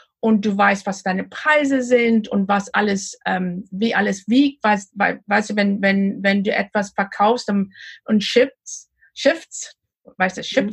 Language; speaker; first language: German; non-native, learner; English